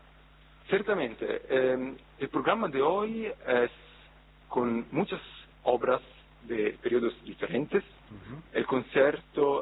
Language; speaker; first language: Spanish; non-native, fluent; Italian